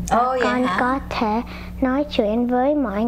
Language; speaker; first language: Vietnamese; early bilingual, heritage; Vietnamese